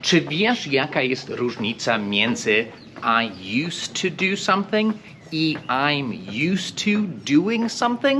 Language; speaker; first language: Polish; non-native, fluent; English